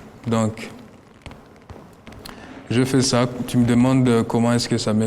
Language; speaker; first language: French; non-native, local second language; Kinyarwanda